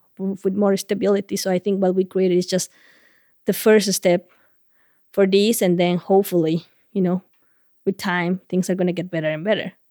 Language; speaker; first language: English; non-native, fluent; Spanish